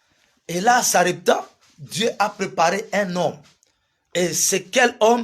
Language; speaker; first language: French; non-native, local second language; Lingala